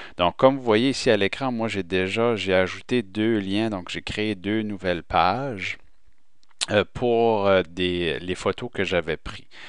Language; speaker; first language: French; native; French